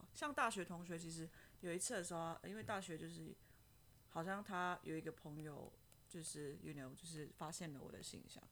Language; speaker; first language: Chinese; native; Chinese